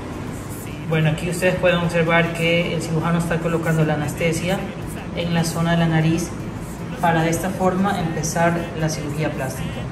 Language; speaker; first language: Spanish; native; Spanish